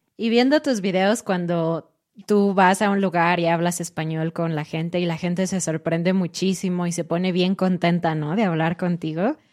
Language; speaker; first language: Spanish; native; Spanish